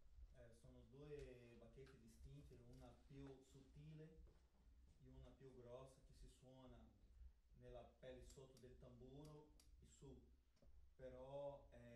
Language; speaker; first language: Italian; non-native, fluent; Portuguese